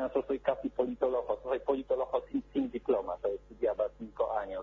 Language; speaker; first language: Spanish; non-native, learner; Polish